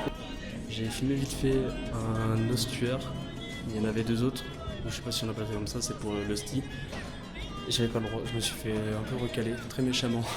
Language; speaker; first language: French; native; French